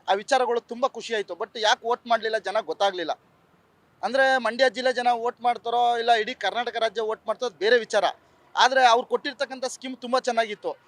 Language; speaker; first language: Kannada; native; Kannada